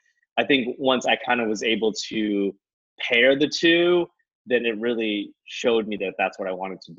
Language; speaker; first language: English; native; English